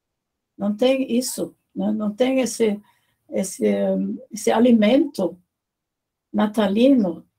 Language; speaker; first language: Portuguese; non-native, fluent; German